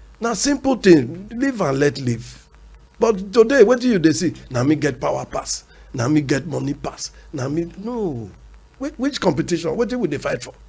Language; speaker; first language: Nigerian Pidgin; non-native, local second language; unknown